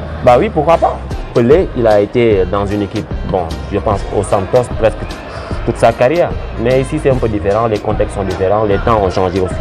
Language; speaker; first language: French; non-native, local second language; Wolof